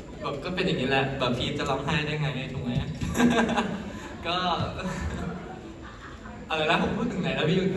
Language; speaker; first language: Thai; native; Thai